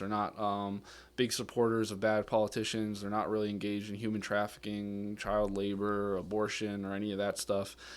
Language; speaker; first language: English; native; English